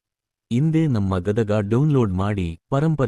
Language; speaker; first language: Kannada; native; Kannada